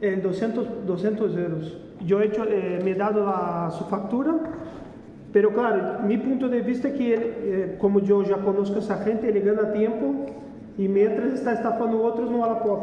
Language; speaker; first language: Spanish; non-native, fluent; Portuguese